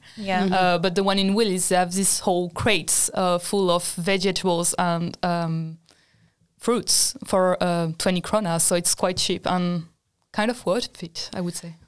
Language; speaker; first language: English; non-native, fluent; French